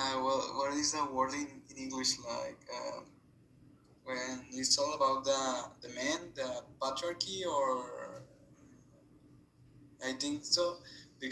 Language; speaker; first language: English; non-native, fluent; Spanish